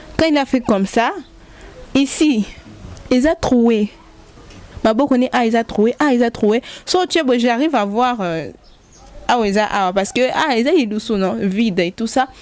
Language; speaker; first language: French; non-native, local second language; Lingala